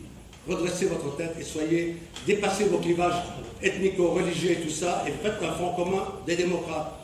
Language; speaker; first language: French; native; French